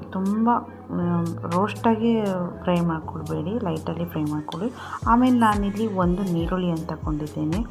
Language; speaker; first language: Kannada; non-native, local second language; Tulu